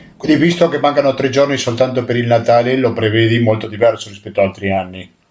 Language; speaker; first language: Italian; non-native, fluent; Spanish